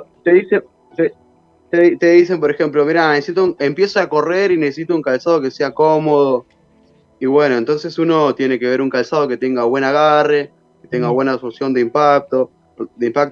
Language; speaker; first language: Spanish; native; Spanish